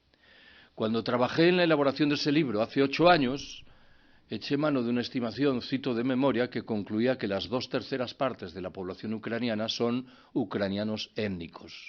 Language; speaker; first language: Spanish; native; Spanish